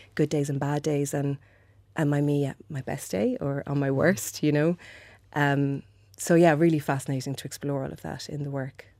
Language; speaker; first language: English; native; English